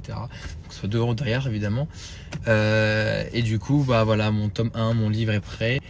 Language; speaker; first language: French; native; French